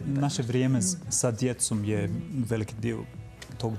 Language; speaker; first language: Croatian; non-native, fluent; English